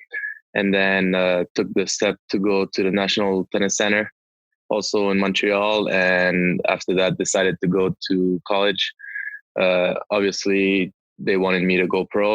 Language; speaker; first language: English; non-native, local second language; French